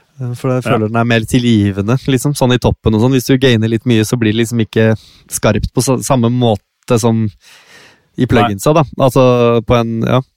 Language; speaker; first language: Norwegian; native; Norwegian